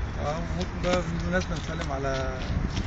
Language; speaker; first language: Arabic; native; Arabic